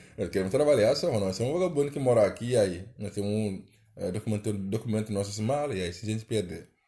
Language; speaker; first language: Portuguese; non-native, learner; Wolof